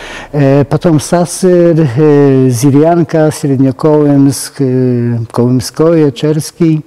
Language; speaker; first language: Russian; non-native, fluent; Polish